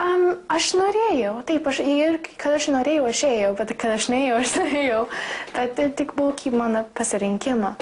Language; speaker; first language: Lithuanian; early bilingual, heritage; English